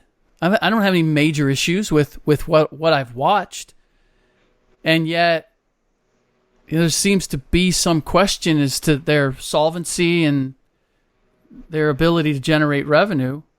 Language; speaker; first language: English; native; English